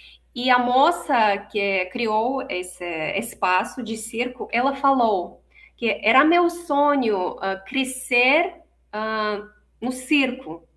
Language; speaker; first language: Portuguese; non-native, fluent; Russian